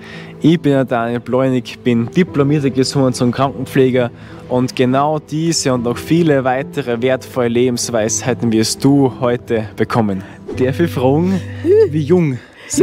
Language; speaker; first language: German; native; German